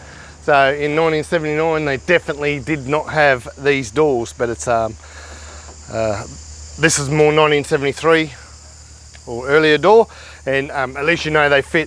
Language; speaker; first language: English; native; English